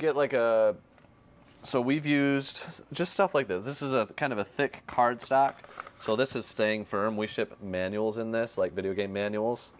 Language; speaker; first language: English; native; English